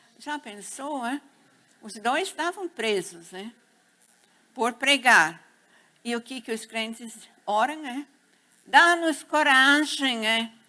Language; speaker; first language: Portuguese; non-native, fluent; English